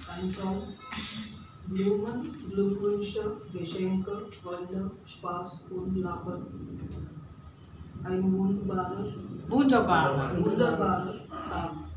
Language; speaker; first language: German; non-native, learner; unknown